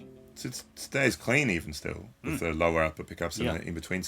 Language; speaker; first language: English; native; English